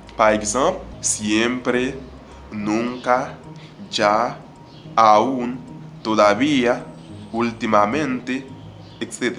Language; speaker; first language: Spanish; non-native, fluent; Haitian Creole